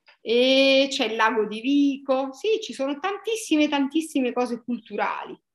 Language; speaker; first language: Italian; native; Italian